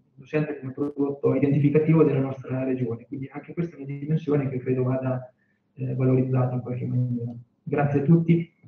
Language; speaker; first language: Italian; native; Italian